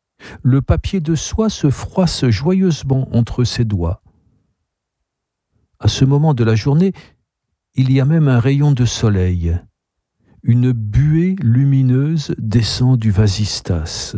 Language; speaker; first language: French; native; French